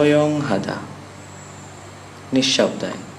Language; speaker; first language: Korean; non-native, fluent; Sinhala